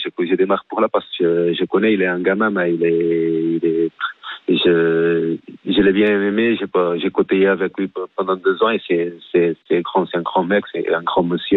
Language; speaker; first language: French; non-native, fluent; Portuguese